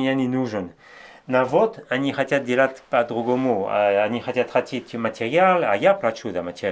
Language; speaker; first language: Russian; non-native, learner; French